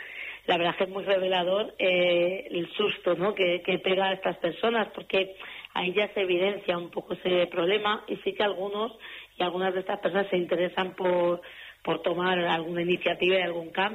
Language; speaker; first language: Spanish; native; Spanish